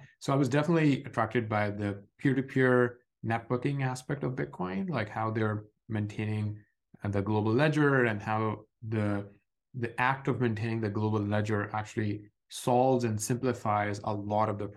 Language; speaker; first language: English; non-native, local second language; Urdu